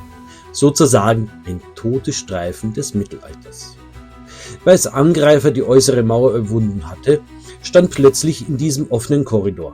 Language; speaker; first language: German; native; German